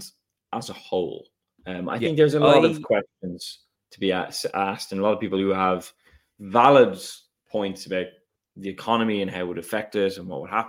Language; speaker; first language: English; native; English